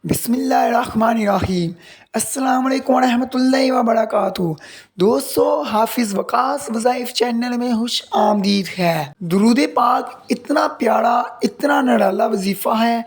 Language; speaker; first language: Urdu; native; Urdu